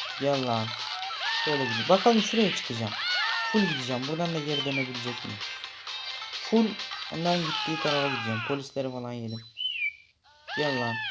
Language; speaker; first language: Turkish; native; Turkish